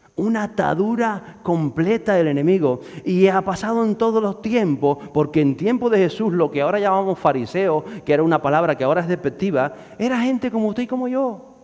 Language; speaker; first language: Spanish; native; Spanish